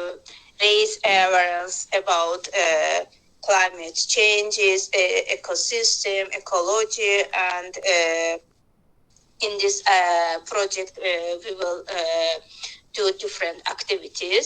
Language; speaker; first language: English; non-native, learner; Azerbaijani